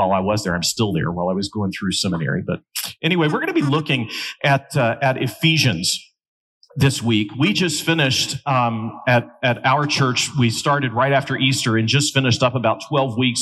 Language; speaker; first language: English; native; English